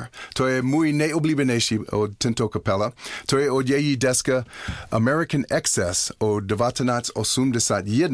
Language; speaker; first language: Czech; non-native, learner; English